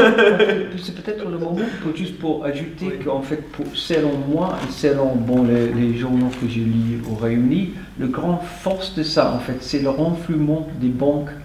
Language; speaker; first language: French; non-native, fluent; English